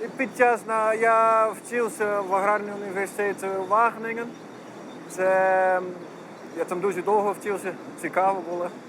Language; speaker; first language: Ukrainian; non-native, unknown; Dutch